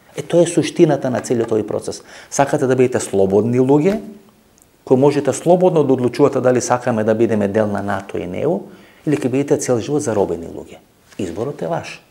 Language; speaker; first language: Macedonian; native; Macedonian